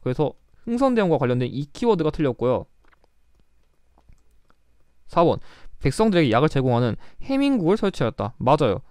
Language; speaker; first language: Korean; native; Korean